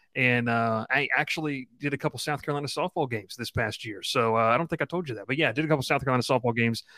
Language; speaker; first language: English; native; English